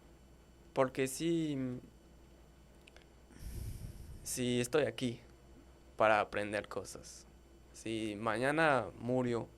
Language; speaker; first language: Spanish; non-native, fluent; French